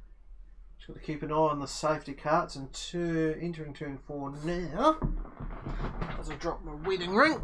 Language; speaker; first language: English; native; English